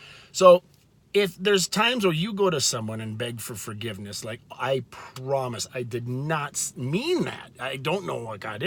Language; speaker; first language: English; native; English